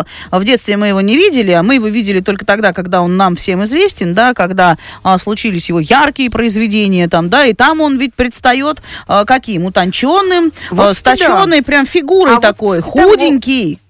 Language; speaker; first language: Russian; native; Russian